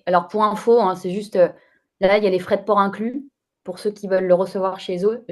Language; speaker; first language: French; native; French